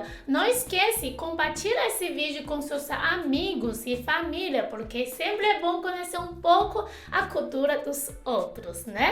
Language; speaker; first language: Portuguese; non-native, fluent; Chinese